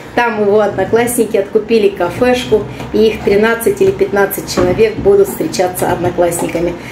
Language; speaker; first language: Russian; native; Russian